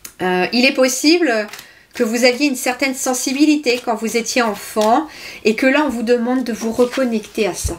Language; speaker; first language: French; native; French